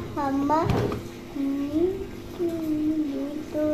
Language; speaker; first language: Chinese; non-native, learner; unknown